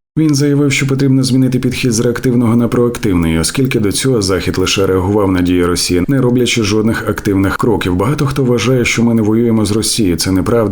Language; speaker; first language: Ukrainian; native; Ukrainian